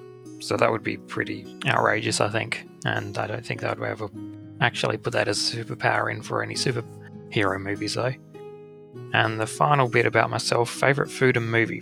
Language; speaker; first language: English; native; English